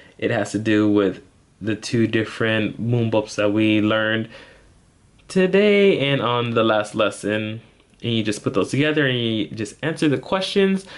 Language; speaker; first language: English; native; English